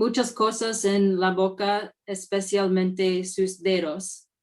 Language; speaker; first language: Spanish; non-native, learner; English